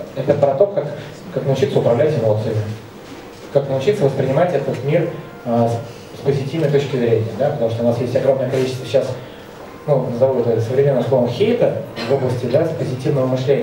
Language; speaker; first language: Russian; native; Russian